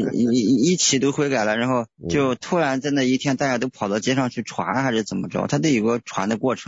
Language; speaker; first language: Chinese; native; Chinese